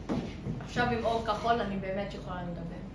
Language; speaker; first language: Hebrew; early bilingual, other home language; English